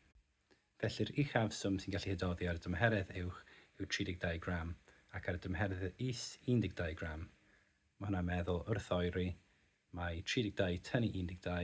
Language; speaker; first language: Welsh; native; Welsh